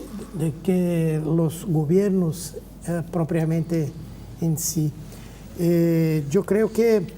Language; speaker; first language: Spanish; non-native, fluent; Portuguese